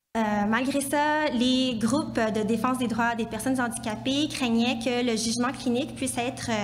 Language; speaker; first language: French; native; French